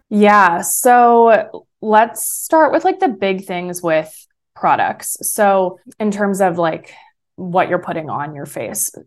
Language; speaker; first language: English; native; English